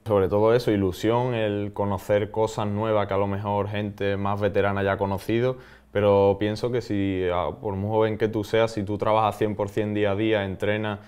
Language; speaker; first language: Spanish; native; Spanish